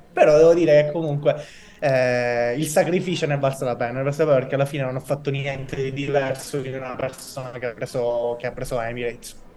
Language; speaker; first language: Italian; native; Italian